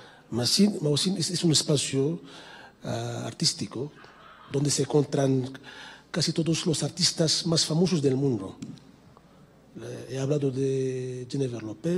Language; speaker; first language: Spanish; non-native, fluent; Arabic